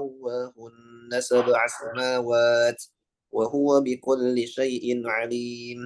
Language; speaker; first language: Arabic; non-native, learner; Indonesian